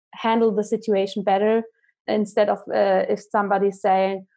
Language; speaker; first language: English; non-native, fluent; German